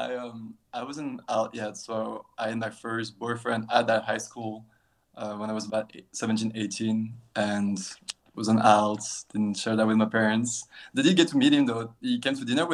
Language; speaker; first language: English; non-native, fluent; French